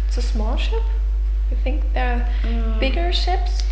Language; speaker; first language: English; non-native, fluent; German